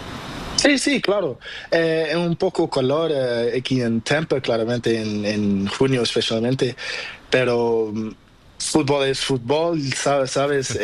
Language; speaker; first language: Spanish; non-native, learner; Portuguese